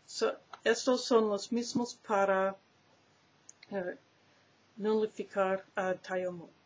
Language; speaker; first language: Spanish; non-native, learner; English